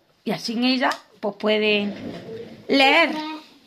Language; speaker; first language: Spanish; native; Spanish